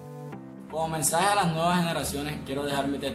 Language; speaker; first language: Spanish; native; Spanish